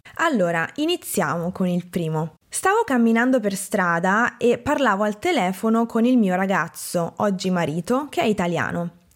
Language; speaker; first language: Italian; native; Italian